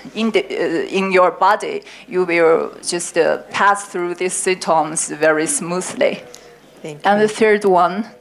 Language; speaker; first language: English; non-native, learner; Chinese